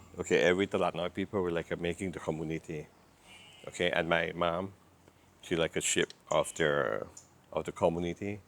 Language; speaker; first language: English; non-native, learner; Thai